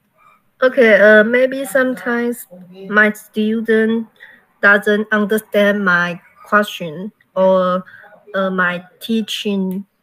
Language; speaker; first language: English; non-native, learner; Chinese